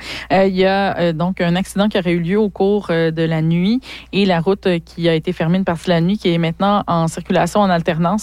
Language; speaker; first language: French; native; French